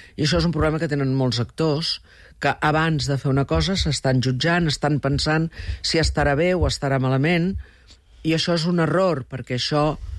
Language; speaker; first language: Catalan; early bilingual, heritage; Catalan